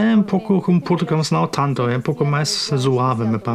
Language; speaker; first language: Portuguese; non-native, fluent; Spanish